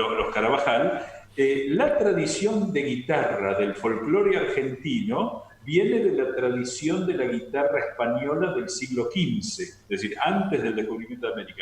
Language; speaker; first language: Spanish; native; Spanish